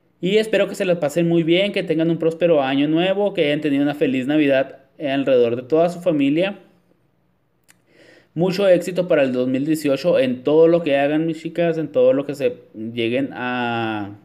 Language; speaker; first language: Spanish; native; Spanish